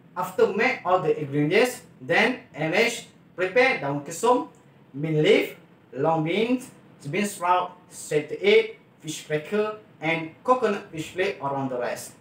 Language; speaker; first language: English; non-native, local second language; Malay